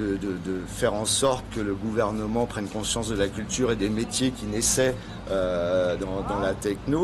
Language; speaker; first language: French; native; French